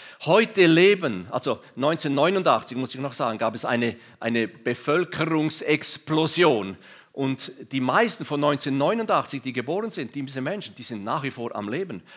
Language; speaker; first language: German; non-native, local second language; Romansh